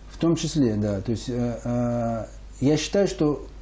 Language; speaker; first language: Russian; native; Russian